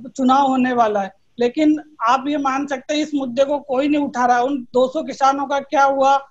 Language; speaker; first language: Hindi; native; Hindi